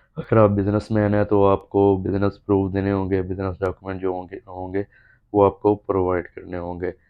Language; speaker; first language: Urdu; non-native, local second language; Punjabi